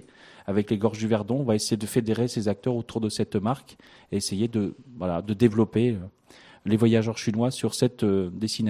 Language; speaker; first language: French; native; French